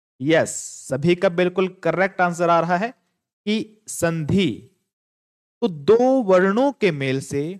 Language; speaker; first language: Hindi; native; Hindi